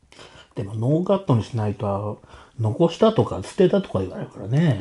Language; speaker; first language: Japanese; native; Japanese